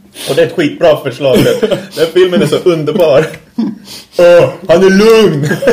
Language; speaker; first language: Swedish; native; Swedish